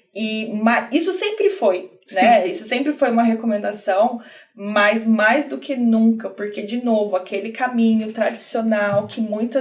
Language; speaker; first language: Portuguese; native; Portuguese